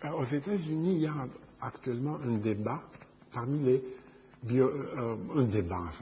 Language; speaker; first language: French; non-native, fluent; Romanian